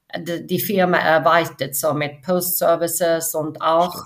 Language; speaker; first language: German; non-native, fluent; Swedish